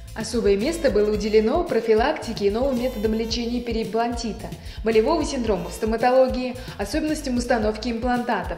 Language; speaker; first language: Russian; native; Russian